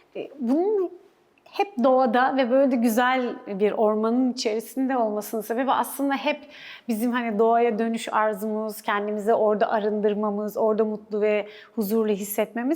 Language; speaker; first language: Turkish; native; Turkish